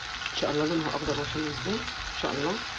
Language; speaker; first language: Arabic; native; Arabic